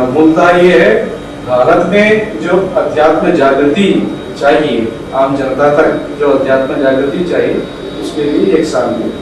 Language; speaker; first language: Hindi; non-native, local second language; Telugu